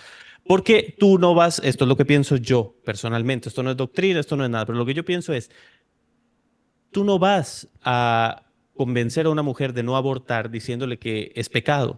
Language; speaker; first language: Spanish; native; Spanish